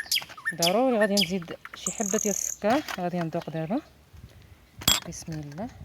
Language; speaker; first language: Arabic; native; Arabic